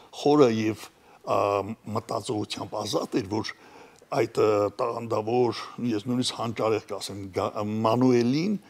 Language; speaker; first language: Armenian; native; Armenian